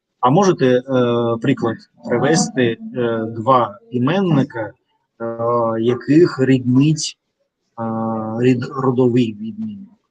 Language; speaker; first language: Ukrainian; non-native, learner; Russian